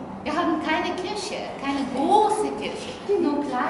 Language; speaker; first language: German; non-native, learner; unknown